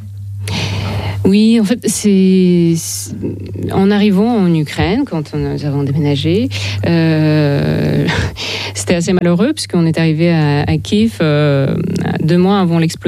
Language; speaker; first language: French; non-native, fluent; Ukrainian